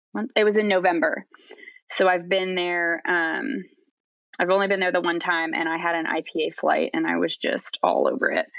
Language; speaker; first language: English; native; English